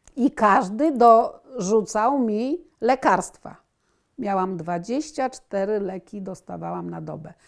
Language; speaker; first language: Polish; native; Polish